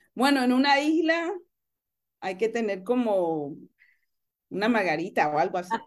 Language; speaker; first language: Spanish; early bilingual, heritage; Spanish